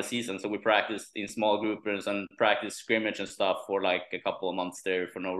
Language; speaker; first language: English; non-native, fluent; Swedish